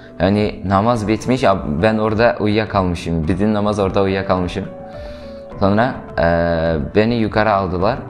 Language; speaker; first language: Turkish; non-native, fluent; Uyghur